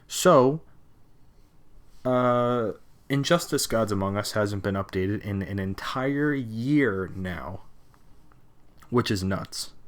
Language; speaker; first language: English; native; English